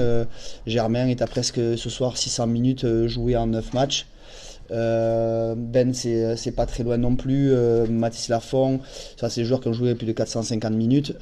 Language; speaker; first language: French; native; French